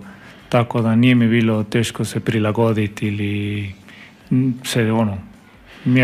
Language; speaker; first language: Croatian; non-native, learner; Spanish